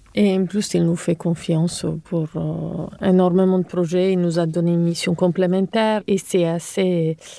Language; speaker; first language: French; non-native, fluent; Italian